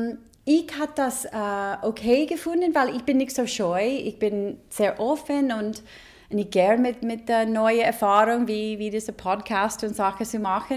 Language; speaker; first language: German; non-native, fluent; English